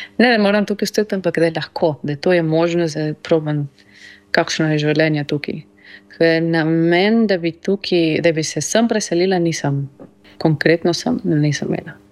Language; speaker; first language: Slovenian; early bilingual, heritage; Slovenian